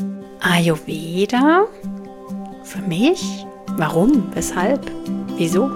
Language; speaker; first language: German; native; German